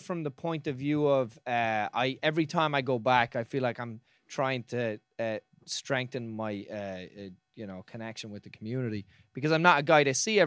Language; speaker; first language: English; native; English